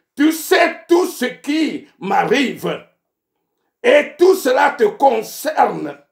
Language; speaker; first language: French; non-native, local second language; Ewe